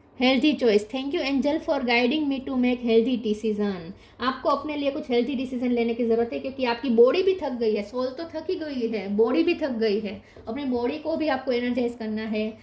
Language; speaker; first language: Hindi; non-native, local second language; Gujarati